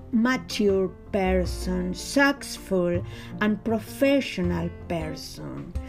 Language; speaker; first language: English; non-native, learner; Spanish